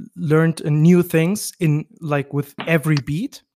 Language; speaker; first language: English; non-native, fluent; German